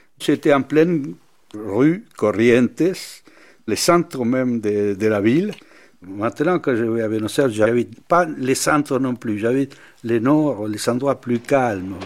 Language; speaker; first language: French; non-native, fluent; Spanish